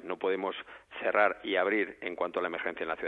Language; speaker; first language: Spanish; native; Spanish